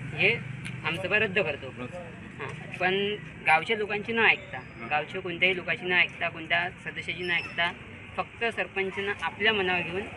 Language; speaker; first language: Marathi; native; Marathi